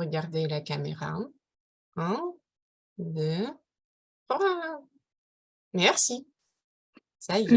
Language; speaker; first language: French; non-native, fluent; Russian